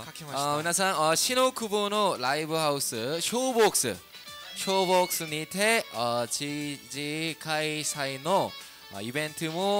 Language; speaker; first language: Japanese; non-native, learner; Korean